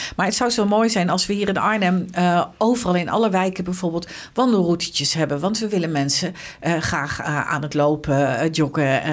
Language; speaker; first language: Dutch; native; Dutch